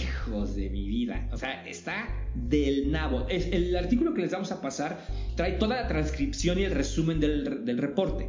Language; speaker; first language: Spanish; native; Spanish